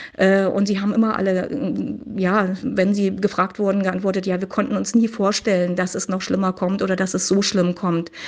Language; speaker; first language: German; native; German